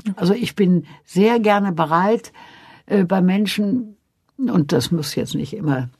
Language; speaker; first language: German; native; German